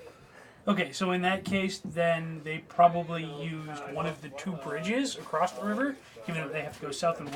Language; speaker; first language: English; native; English